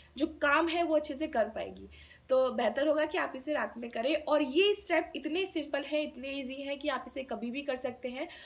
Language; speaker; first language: Hindi; native; Hindi